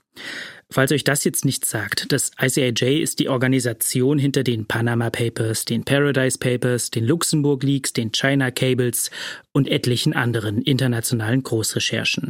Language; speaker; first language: German; native; German